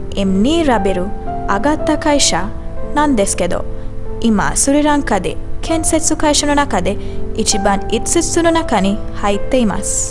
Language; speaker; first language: Japanese; non-native, learner; Sinhala